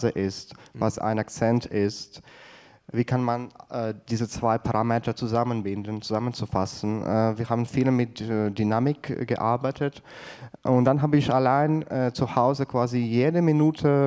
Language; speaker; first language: German; non-native, fluent; Ukrainian